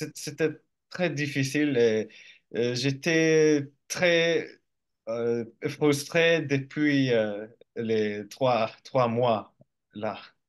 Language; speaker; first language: French; non-native, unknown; Finnish